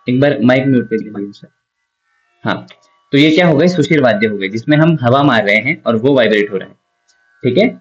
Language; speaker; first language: Hindi; non-native, local second language; Marathi